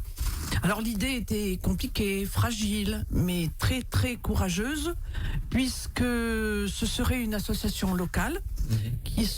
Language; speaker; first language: French; native; French